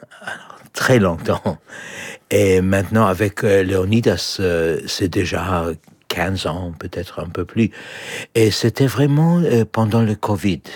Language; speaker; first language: French; non-native, fluent; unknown